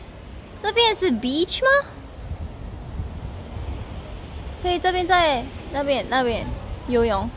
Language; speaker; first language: Chinese; non-native, learner; Korean